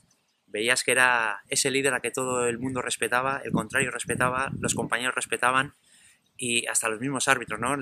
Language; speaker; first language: Spanish; native; Spanish